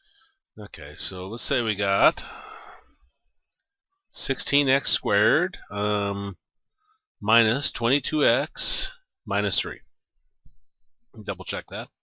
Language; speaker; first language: English; native; English